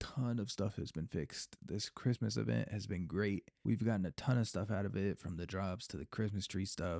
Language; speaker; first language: English; native; English